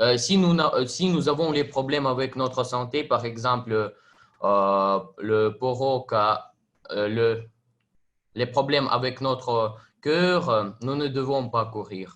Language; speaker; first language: French; non-native, learner; Russian